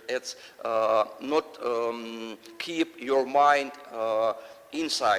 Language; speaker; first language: English; non-native, learner; Russian